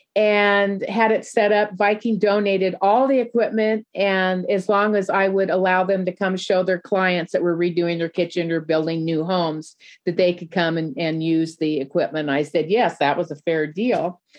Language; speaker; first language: English; native; English